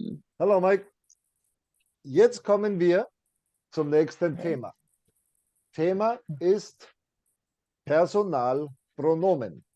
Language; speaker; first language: German; non-native, fluent; English